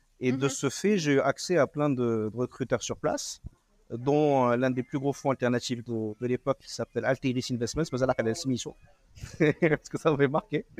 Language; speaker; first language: French; non-native, local second language; Arabic